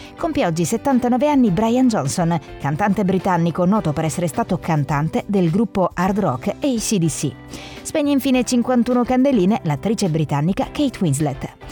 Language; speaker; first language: Italian; native; Italian